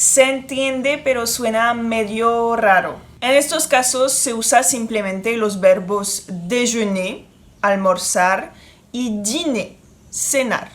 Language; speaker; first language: Spanish; non-native, fluent; French